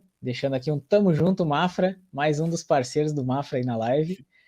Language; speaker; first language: Portuguese; native; Portuguese